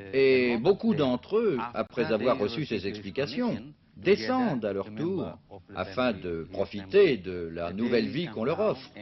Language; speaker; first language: French; native; French